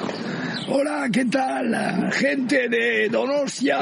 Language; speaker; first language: Spanish; non-native, fluent; French